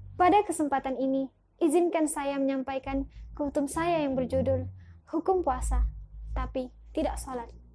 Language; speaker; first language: Indonesian; early bilingual, heritage; Indonesian